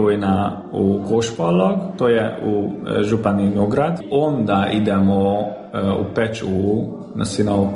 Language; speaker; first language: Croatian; non-native, local second language; Hungarian